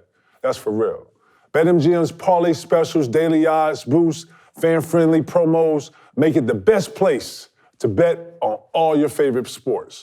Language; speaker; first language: English; native; English